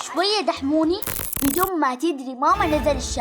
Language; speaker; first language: Arabic; native; Arabic